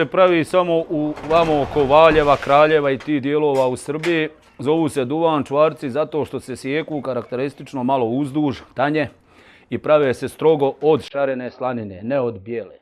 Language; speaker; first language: Bosnian; native; Bosnian